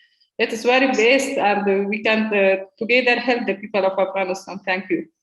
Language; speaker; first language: English; non-native, learner; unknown